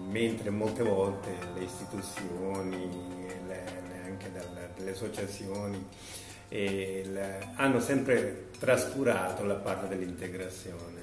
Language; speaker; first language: Italian; non-native, fluent; Urdu